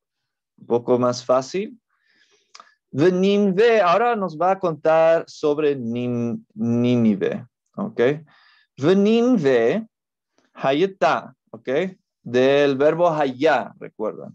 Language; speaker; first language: Spanish; non-native, fluent; English